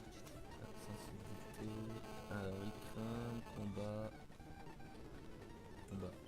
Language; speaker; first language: French; native; French